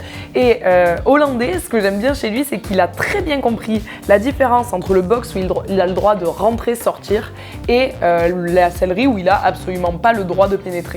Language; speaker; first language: French; native; French